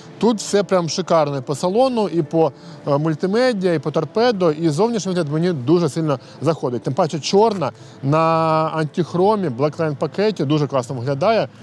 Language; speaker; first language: Ukrainian; native; Ukrainian